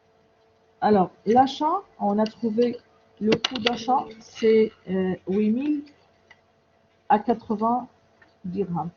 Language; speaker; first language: French; non-native, local second language; Arabic